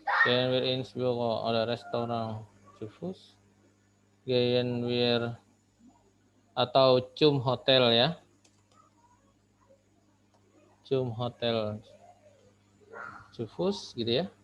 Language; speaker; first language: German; non-native, fluent; Indonesian